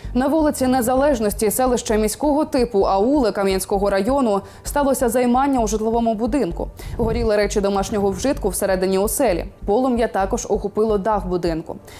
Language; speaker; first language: Ukrainian; native; Ukrainian